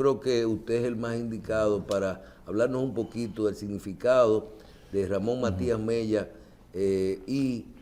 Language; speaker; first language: Spanish; native; Spanish